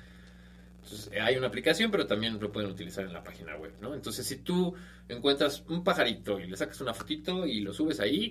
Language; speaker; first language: Spanish; native; Spanish